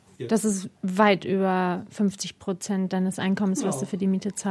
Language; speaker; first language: German; native; German